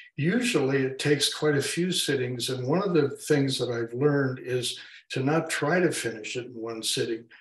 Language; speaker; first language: English; native; English